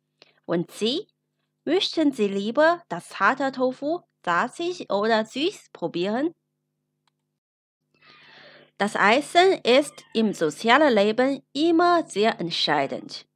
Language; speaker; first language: German; non-native, fluent; Chinese